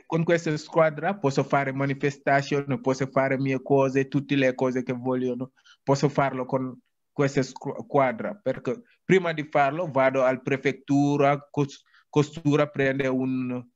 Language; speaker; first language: Italian; non-native, learner; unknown